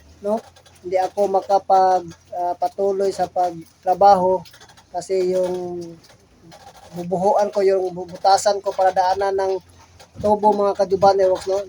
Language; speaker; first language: Filipino; non-native, local second language; Cebuano